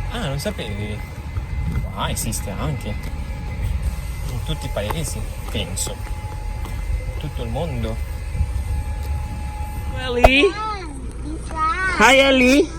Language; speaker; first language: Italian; non-native, learner; Filipino